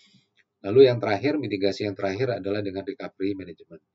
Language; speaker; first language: Indonesian; native; Indonesian